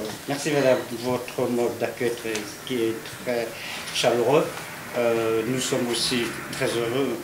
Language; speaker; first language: French; non-native, fluent; Vietnamese